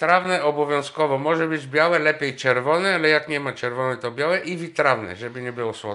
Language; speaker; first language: Polish; non-native, fluent; Bulgarian